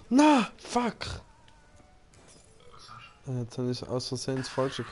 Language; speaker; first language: German; native; German